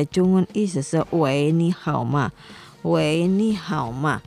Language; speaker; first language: Chinese; non-native, learner; Indonesian